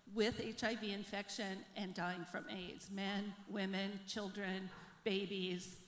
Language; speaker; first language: English; native; English